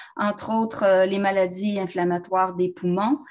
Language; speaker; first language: French; native; French